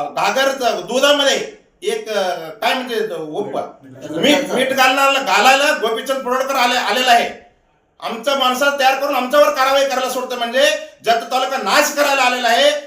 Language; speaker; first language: Marathi; non-native, local second language; Kannada